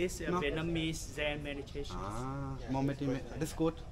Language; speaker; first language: English; non-native, learner; German